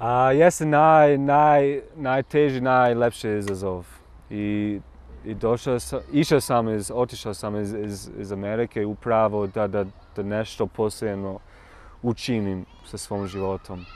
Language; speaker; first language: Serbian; non-native, learner; English